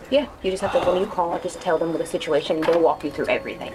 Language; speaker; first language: English; non-native, fluent; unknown